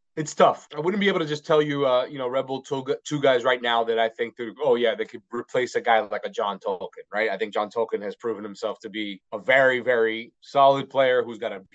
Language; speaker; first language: English; native; English